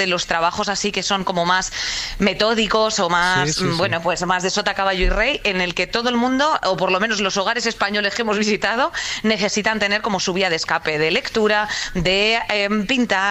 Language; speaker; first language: Spanish; native; Spanish